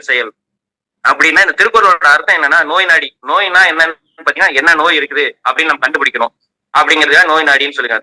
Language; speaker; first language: Tamil; native; Tamil